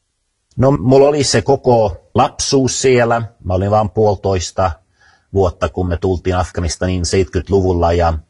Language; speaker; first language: Finnish; non-native, fluent; Swedish